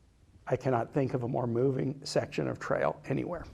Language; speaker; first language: English; native; English